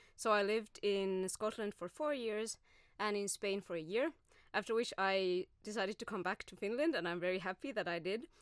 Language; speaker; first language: English; non-native, fluent; Finnish